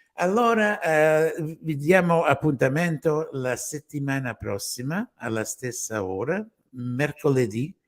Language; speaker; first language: Italian; early bilingual, heritage; Italian